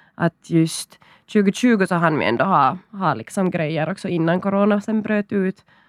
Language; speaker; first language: Swedish; native; Swedish